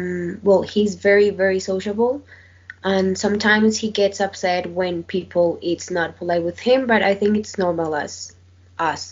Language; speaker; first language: English; non-native, learner; Spanish